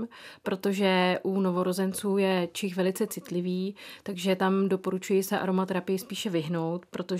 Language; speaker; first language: Czech; native; Czech